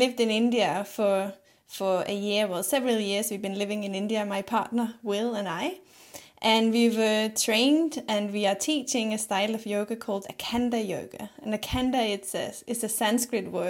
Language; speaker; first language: English; non-native, fluent; Danish